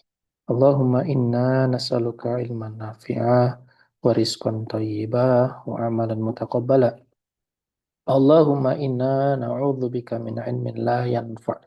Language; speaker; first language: Arabic; non-native, fluent; Indonesian